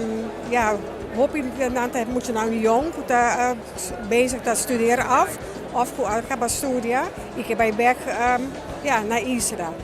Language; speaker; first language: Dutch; non-native, local second language; Papiamento